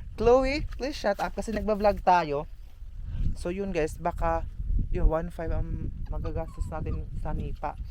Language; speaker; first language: Filipino; non-native, local second language; Cebuano